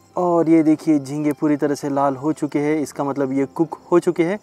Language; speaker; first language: Hindi; non-native, local second language; Marathi